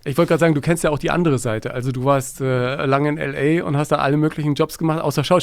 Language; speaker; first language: German; native; German